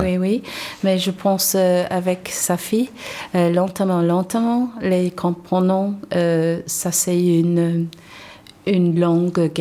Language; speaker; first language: French; non-native, learner; English